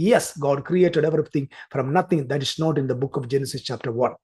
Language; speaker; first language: English; non-native, local second language; Malayalam